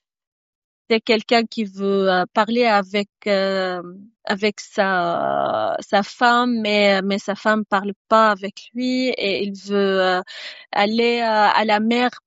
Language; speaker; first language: French; non-native, fluent; Arabic